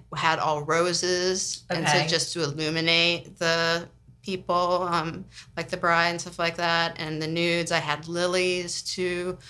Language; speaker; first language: English; native; English